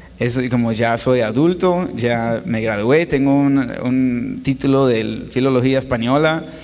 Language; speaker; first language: Spanish; non-native, fluent; English